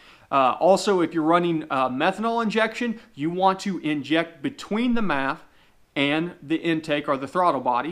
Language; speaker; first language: English; native; English